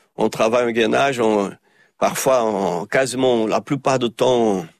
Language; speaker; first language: French; early bilingual, heritage; Portuguese